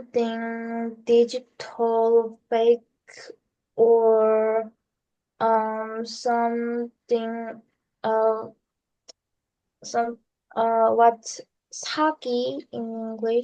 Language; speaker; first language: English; non-native, learner; Korean